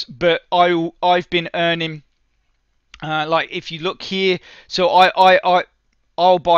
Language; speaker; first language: English; native; English